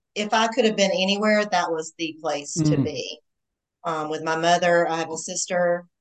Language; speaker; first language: English; native; English